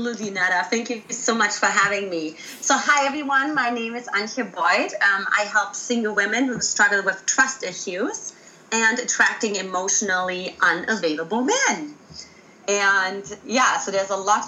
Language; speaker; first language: English; non-native, fluent; German